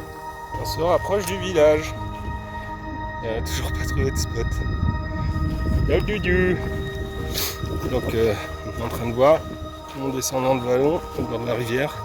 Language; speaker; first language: French; native; French